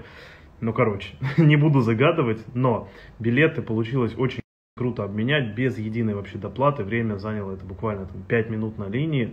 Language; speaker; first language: Russian; native; Russian